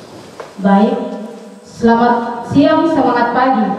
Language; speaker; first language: Indonesian; native; Indonesian